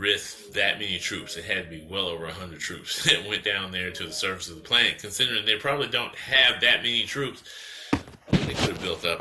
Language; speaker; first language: English; native; English